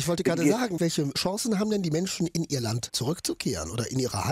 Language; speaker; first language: German; native; German